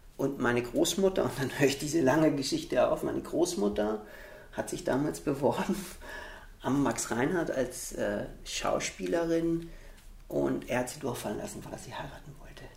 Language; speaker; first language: German; early bilingual, heritage; German